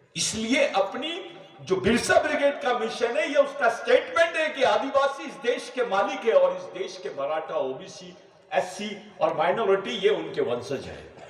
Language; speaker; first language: Hindi; non-native, local second language; Marathi